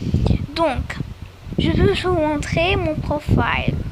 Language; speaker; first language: French; non-native, learner; Arabic